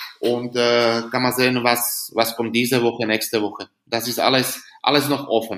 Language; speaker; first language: German; non-native, learner; Slovak